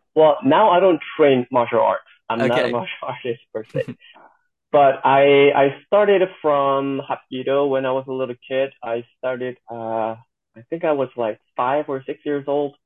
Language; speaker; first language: English; non-native, fluent; Korean